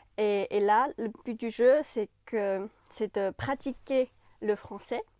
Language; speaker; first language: French; non-native, fluent; Chinese